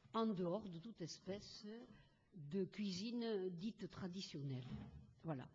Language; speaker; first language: French; native; French